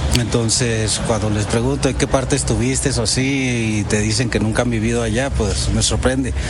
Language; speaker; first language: Spanish; early bilingual, heritage; Spanish